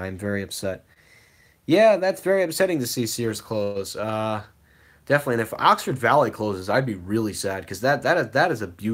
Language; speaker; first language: English; native; English